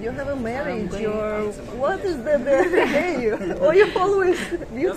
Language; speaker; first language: English; non-native, fluent; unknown